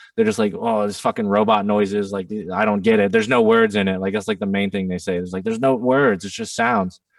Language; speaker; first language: English; non-native, fluent; German